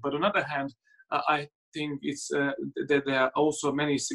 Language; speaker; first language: English; non-native, fluent; Serbian